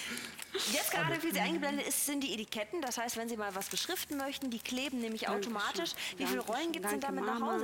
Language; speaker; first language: German; native; German